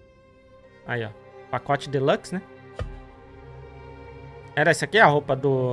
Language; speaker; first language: Portuguese; native; Portuguese